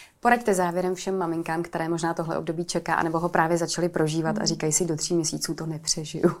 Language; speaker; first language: Czech; native; Czech